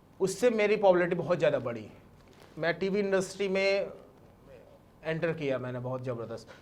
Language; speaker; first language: Hindi; non-native, local second language; Bangla